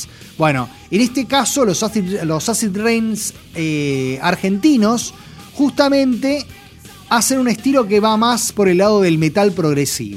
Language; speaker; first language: Spanish; native; Spanish